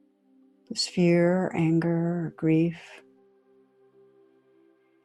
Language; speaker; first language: English; native; English